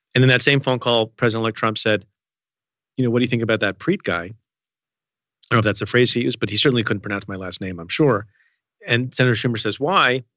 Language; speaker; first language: English; early bilingual, other home language; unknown